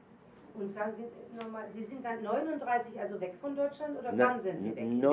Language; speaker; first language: German; native; German